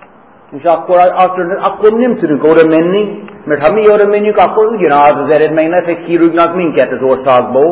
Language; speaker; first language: Hungarian; non-native, fluent; English